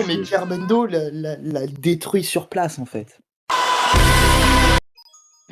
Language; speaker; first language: French; native; French